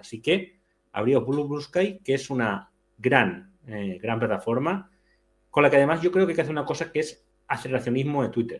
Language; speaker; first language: Spanish; native; Spanish